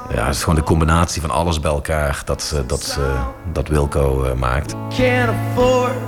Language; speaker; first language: Dutch; native; Dutch